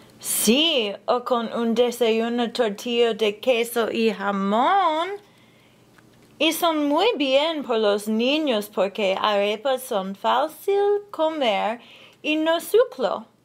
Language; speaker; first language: Spanish; non-native, learner; English